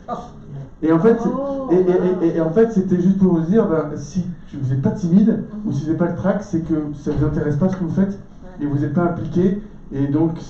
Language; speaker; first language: French; native; French